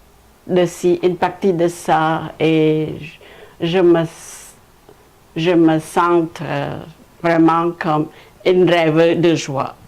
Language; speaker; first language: French; non-native, fluent; Khmer